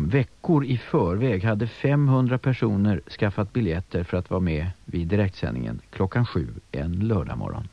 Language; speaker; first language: Swedish; native; Swedish